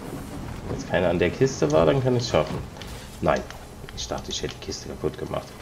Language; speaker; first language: German; native; German